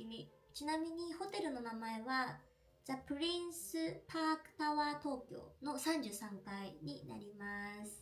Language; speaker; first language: Japanese; native; Japanese